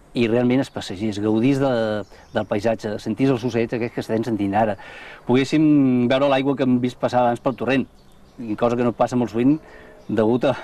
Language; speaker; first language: Catalan; non-native, local second language; Spanish